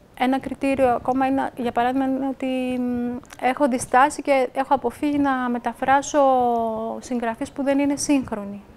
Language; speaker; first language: Greek; native; Greek